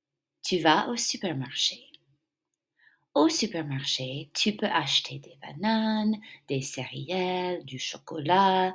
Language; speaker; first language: French; non-native, fluent; English